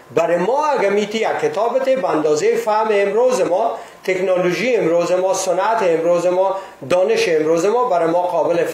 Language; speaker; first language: Persian; native; Persian